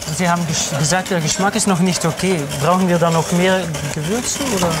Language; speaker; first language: German; non-native, fluent; Dutch